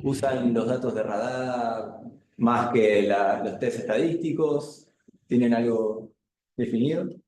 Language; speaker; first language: Spanish; native; Spanish